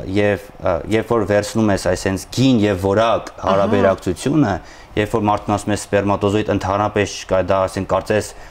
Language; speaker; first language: Armenian; native; Armenian